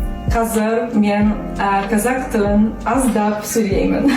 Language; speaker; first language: Kazakh; non-native, learner; Polish